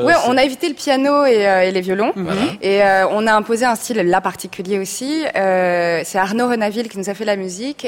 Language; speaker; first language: French; native; French